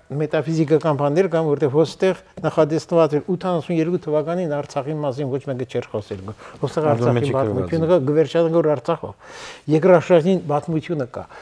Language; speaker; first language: Armenian; early bilingual, heritage; Armenian